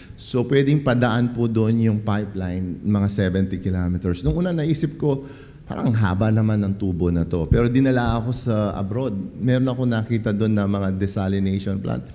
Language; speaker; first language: Filipino; non-native, local second language; Pampanga